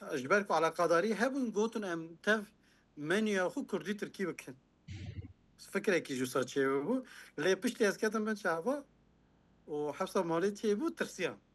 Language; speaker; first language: Kurdish; non-native, local second language; Turkish